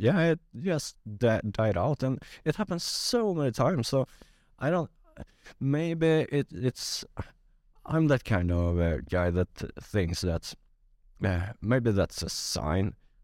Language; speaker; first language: English; non-native, fluent; Swedish